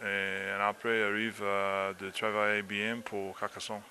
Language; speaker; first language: French; non-native, learner; English